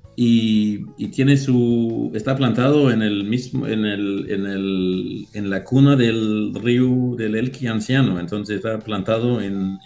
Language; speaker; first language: Spanish; non-native, learner; Danish